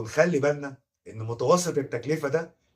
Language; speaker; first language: Arabic; native; Arabic